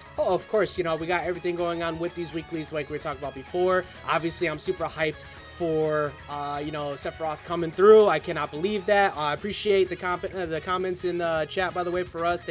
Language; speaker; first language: English; native; English